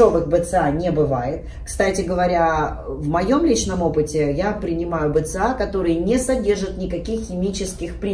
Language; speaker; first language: Russian; native; Russian